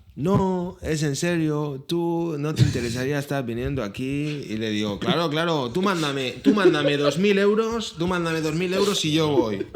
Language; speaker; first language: Spanish; native; Spanish